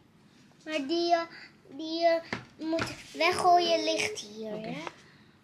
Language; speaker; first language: Dutch; early bilingual, other home language; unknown